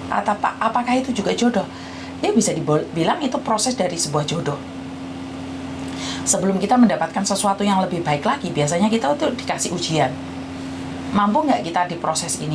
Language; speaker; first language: Indonesian; non-native, local second language; Javanese